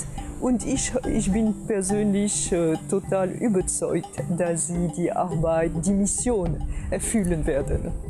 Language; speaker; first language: German; non-native, fluent; French